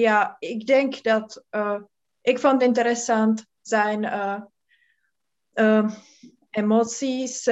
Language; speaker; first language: Dutch; non-native, learner; Czech